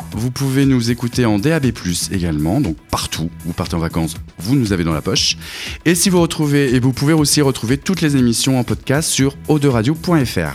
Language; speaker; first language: French; native; French